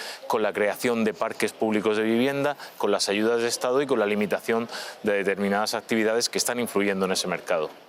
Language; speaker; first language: Spanish; native; Spanish